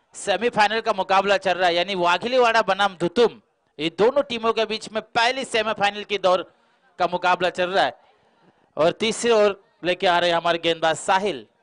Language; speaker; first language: Hindi; non-native, local second language; Marathi